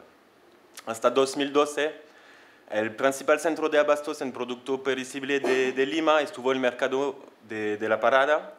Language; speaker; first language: Spanish; non-native, fluent; French